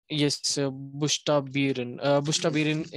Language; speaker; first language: German; non-native, learner; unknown